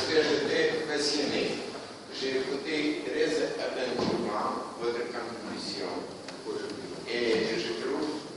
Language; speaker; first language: French; non-native, fluent; Russian